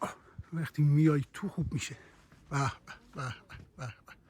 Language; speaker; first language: Persian; native; Persian